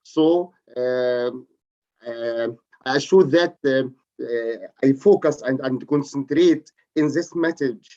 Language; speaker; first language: English; non-native, learner; Arabic